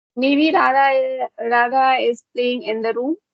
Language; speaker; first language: English; non-native, local second language; Hindi